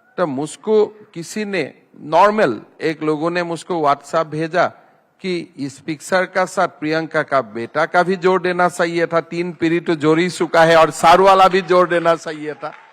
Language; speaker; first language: Hindi; non-native, local second language; Assamese